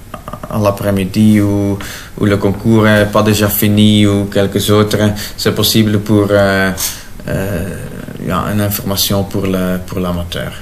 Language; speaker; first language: French; non-native, local second language; Dutch